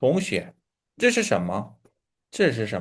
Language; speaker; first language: Chinese; non-native, fluent; Uzbek